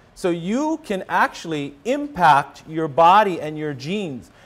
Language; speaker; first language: English; native; English